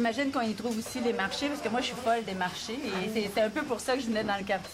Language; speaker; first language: French; native; French